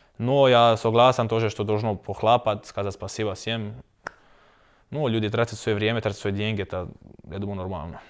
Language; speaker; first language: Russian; non-native, learner; Croatian